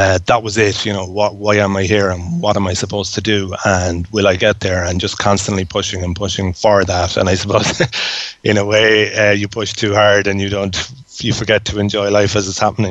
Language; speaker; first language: English; native; English